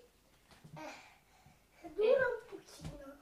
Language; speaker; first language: Italian; early bilingual, heritage; Italian